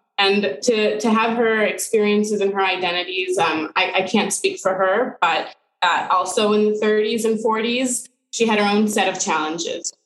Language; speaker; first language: English; early bilingual, other home language; Spanish